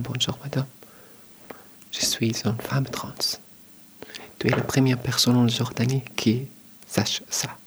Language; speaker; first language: French; non-native, learner; Arabic